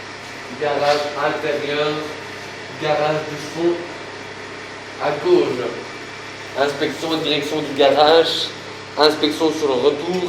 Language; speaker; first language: French; native; French